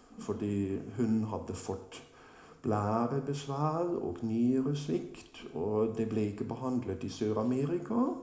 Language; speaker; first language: Norwegian; non-native, fluent; German